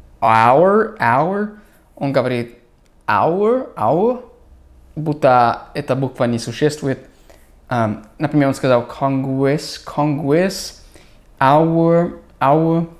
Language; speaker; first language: Russian; non-native, fluent; English